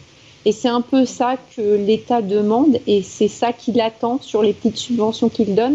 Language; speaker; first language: French; native; French